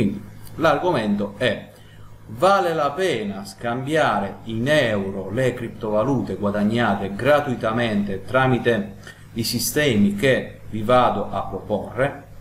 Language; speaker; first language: Italian; native; Italian